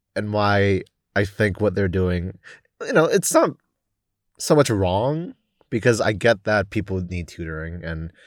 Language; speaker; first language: English; non-native, local second language; Cantonese